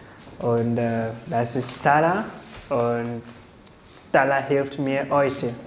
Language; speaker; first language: German; non-native, learner; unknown